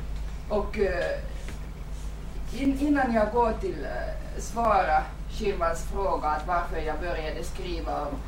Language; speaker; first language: Swedish; non-native, fluent; Finnish